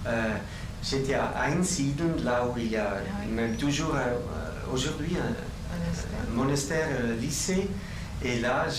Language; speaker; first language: French; non-native, local second language; German